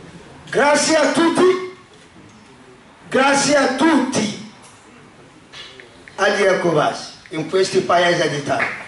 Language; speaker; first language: Italian; non-native, learner; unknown